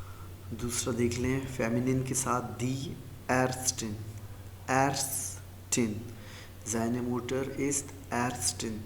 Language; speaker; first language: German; non-native, learner; Urdu